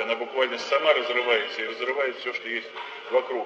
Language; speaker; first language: Russian; native; Russian